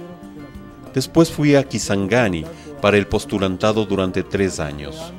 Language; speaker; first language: Spanish; non-native, fluent; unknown